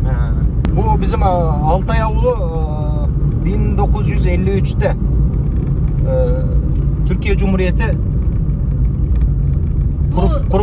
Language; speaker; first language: Turkish; non-native, local second language; Kazakh